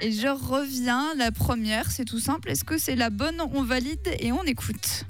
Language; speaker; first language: French; native; French